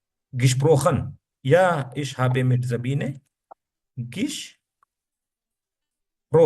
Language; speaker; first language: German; non-native, learner; Urdu